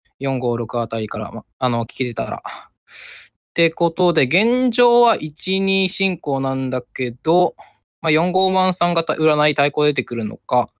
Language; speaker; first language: Japanese; native; Japanese